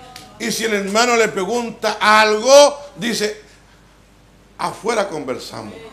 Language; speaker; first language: Spanish; native; Spanish